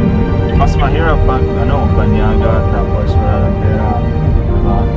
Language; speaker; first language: Filipino; non-native, learner; Arabic